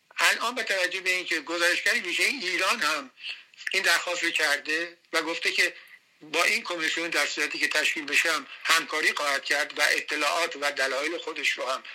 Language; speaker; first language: Persian; native; Persian